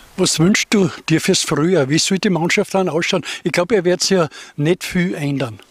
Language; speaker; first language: German; native; German